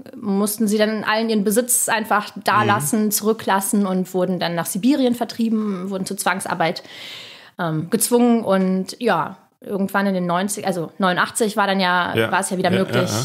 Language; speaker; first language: German; early bilingual, other home language; Russian